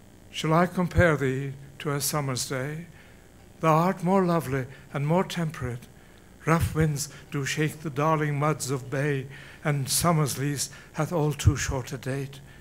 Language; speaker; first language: English; non-native, fluent; Turkish